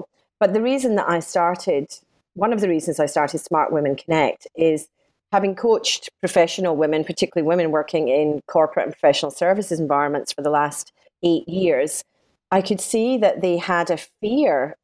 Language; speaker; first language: English; native; English